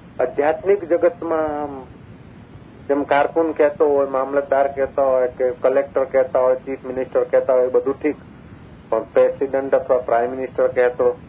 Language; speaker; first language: Gujarati; non-native, local second language; Sindhi